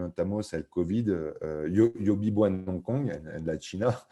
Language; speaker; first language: Spanish; non-native, fluent; French